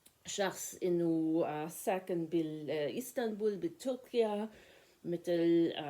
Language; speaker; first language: Arabic; non-native, learner; German